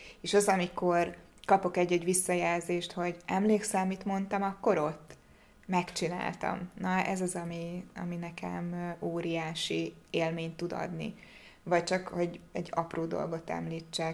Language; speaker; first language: Hungarian; native; Hungarian